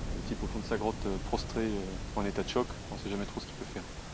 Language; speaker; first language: French; native; French